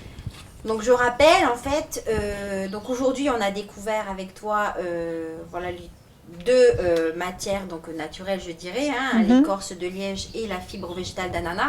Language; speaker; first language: French; native; French